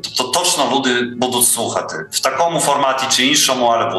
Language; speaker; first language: Ukrainian; non-native, fluent; Polish